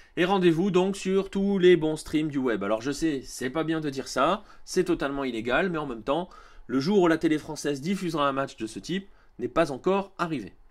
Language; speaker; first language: French; native; French